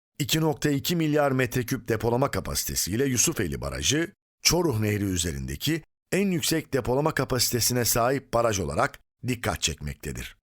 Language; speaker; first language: Turkish; native; Turkish